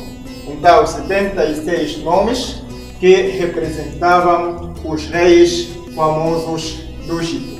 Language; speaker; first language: Portuguese; non-native, fluent; Arabic